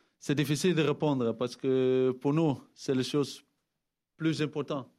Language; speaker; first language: French; non-native, fluent; Dutch